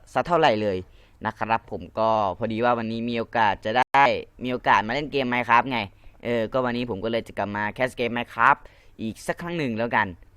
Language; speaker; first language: Thai; non-native, local second language; Lao